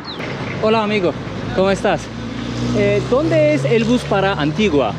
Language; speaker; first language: Spanish; non-native, learner; Turkish